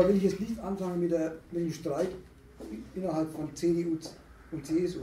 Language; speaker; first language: German; native; German